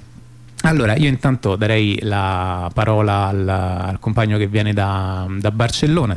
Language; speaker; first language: Italian; native; Italian